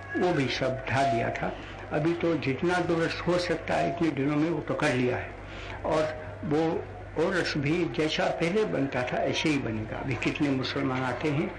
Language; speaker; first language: Hindi; non-native, local second language; Gujarati